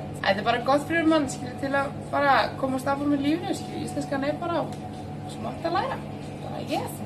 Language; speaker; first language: Icelandic; non-native, learner; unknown